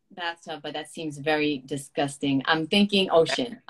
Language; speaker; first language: English; native; English